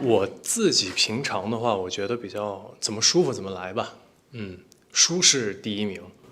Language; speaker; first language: Chinese; native; Chinese